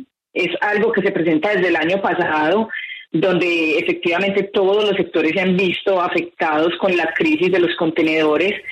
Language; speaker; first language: Spanish; native; Spanish